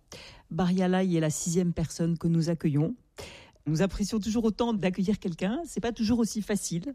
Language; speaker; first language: French; native; French